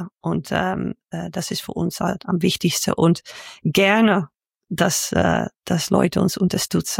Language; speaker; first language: German; non-native, learner; Dutch